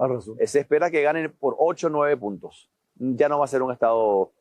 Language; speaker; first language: Spanish; native; Spanish